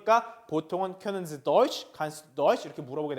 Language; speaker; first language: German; non-native, fluent; Korean